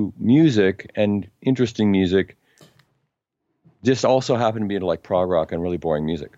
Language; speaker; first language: English; native; English